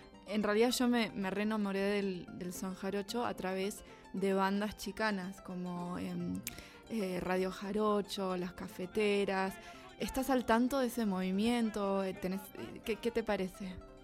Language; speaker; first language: Spanish; native; Spanish